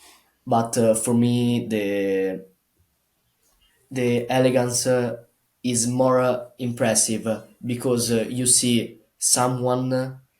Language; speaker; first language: English; non-native, learner; Italian